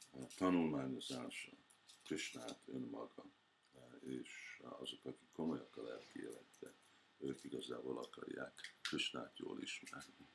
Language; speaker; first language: Hungarian; early bilingual, heritage; Hungarian